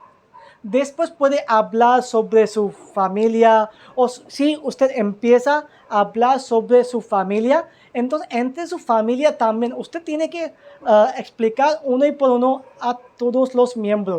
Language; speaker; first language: Spanish; non-native, learner; Hindi